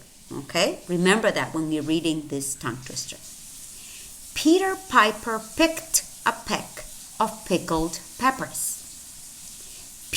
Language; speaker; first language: English; non-native, fluent; Spanish